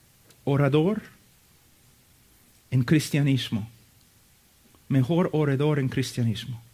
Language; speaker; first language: Spanish; non-native, fluent; English